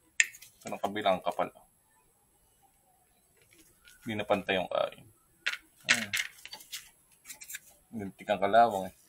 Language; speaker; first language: Filipino; native; Filipino